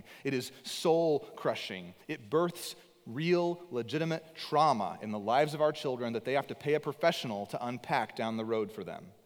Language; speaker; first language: English; native; English